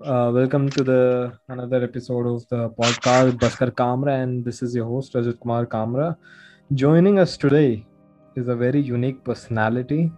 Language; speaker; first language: English; non-native, local second language; Hindi